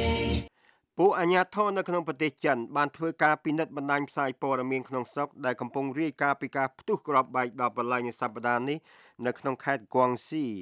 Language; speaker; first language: Khmer; native; Khmer